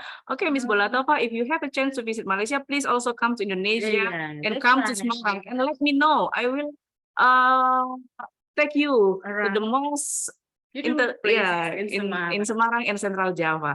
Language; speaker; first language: English; non-native, fluent; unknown